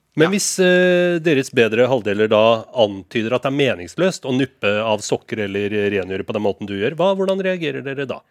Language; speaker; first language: Norwegian; native; Norwegian